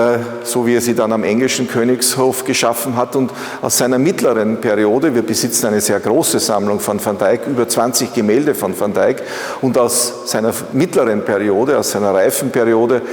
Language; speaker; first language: German; native; German